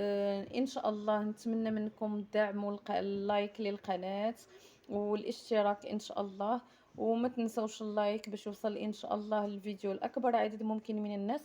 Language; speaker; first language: Arabic; native; Arabic